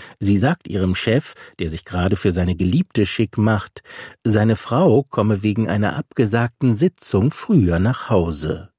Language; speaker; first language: German; native; German